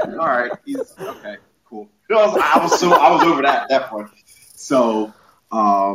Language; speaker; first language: English; native; English